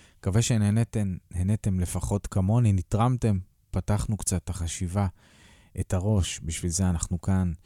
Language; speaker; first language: Hebrew; native; Hebrew